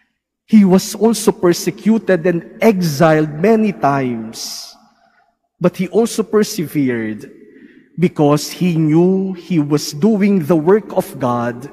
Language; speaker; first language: English; non-native, local second language; Filipino